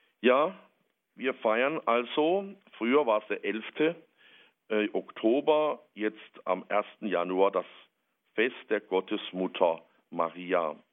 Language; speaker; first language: German; native; German